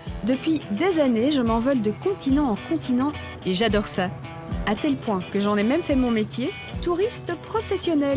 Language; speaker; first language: French; native; French